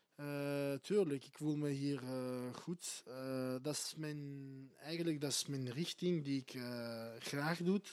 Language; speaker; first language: Dutch; non-native, local second language; French